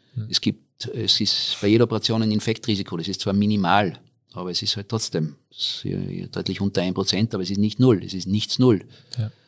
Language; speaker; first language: German; native; German